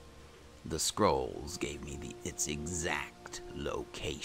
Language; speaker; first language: English; native; English